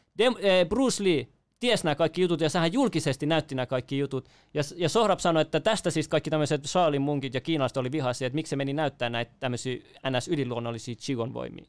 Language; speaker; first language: Finnish; native; Finnish